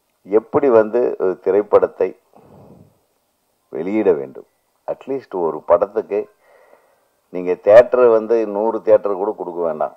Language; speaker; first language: Tamil; native; Tamil